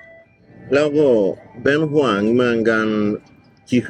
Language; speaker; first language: Thai; non-native, learner; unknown